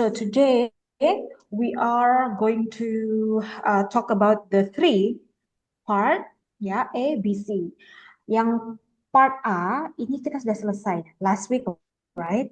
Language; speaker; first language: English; non-native, fluent; Indonesian